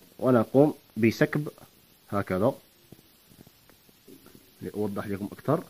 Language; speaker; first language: Arabic; native; Arabic